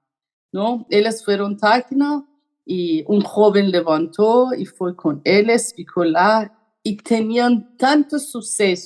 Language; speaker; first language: Portuguese; non-native, learner; Persian